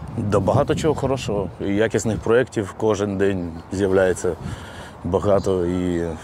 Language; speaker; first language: Ukrainian; non-native, local second language; Russian